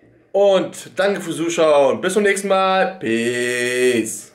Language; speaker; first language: German; native; German